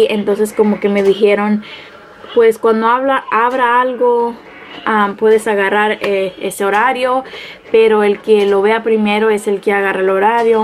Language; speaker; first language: Spanish; early bilingual, heritage; Spanish